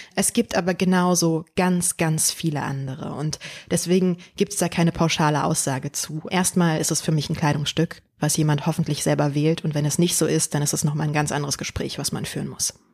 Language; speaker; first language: German; early bilingual, other home language; Polish